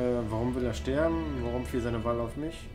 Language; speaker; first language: German; native; German